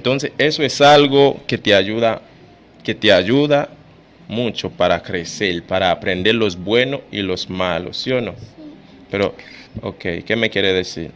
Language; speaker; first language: Spanish; non-native, fluent; Haitian Creole